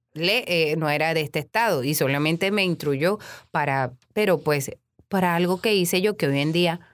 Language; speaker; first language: Spanish; native; Spanish